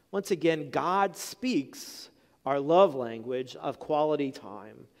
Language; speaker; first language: English; native; English